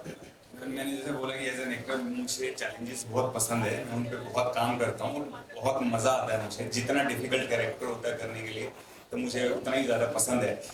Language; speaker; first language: Hindi; native; Hindi